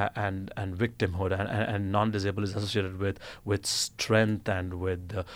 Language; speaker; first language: English; non-native, local second language; Gujarati